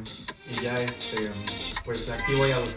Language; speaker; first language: Spanish; native; Spanish